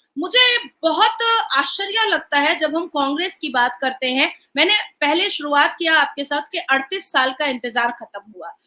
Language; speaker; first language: Hindi; native; Hindi